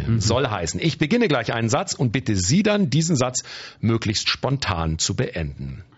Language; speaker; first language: German; native; German